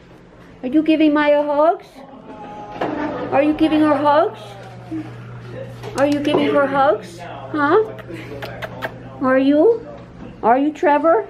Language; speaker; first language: English; native; English